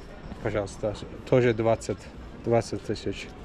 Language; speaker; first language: Russian; non-native, learner; Azerbaijani